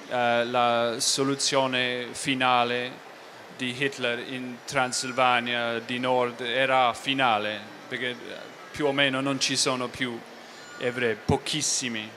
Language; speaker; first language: Italian; non-native, fluent; English